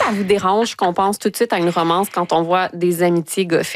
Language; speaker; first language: French; native; French